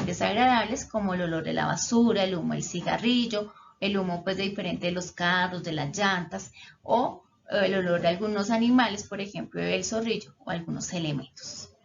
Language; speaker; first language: Spanish; native; Spanish